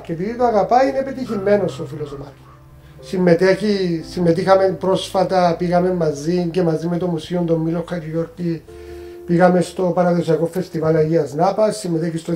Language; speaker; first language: Greek; native; Greek